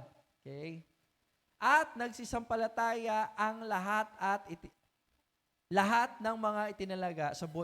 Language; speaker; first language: Filipino; native; Filipino